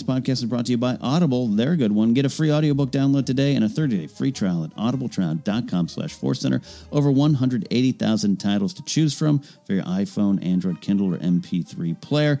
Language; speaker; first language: English; native; English